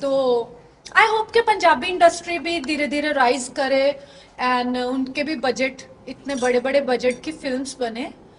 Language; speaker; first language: Hindi; non-native, local second language; Punjabi